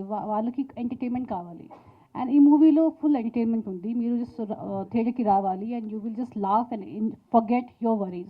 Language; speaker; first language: Telugu; non-native, local second language; Hindi